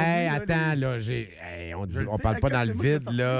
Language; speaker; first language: French; native; French